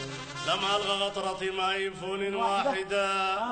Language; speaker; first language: Arabic; native; Arabic